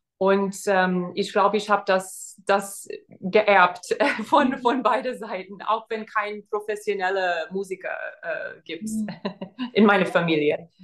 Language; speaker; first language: German; non-native, fluent; English